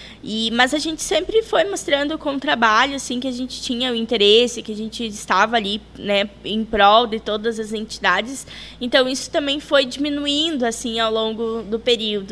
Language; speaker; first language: Portuguese; native; Portuguese